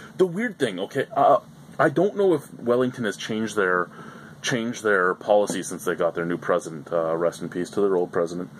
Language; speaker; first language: English; native; English